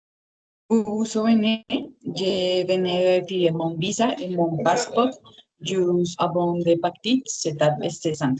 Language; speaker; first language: French; non-native, learner; Spanish